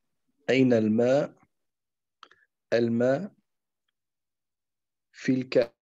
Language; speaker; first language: Arabic; non-native, learner; German